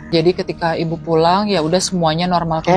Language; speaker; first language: Indonesian; native; Indonesian